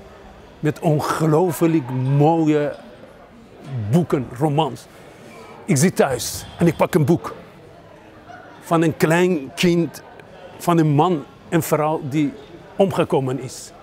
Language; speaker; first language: Dutch; non-native, fluent; Persian